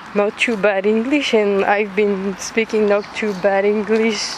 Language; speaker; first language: English; non-native, fluent; French